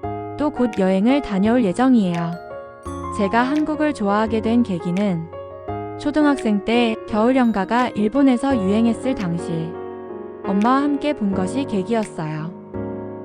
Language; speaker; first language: Korean; non-native, fluent; Japanese